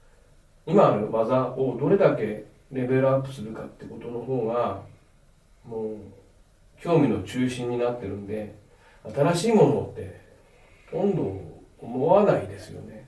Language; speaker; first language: Japanese; native; Japanese